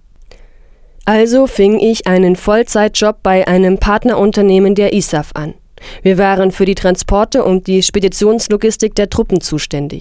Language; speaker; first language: German; non-native, fluent; Persian